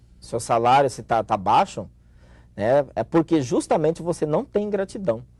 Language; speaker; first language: Portuguese; native; Portuguese